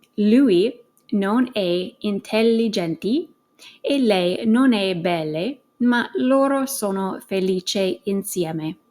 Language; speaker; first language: Italian; non-native, fluent; English